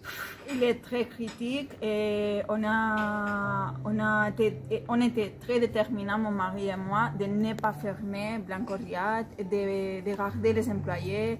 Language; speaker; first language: French; non-native, fluent; Spanish